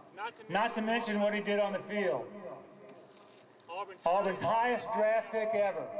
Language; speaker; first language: English; native; English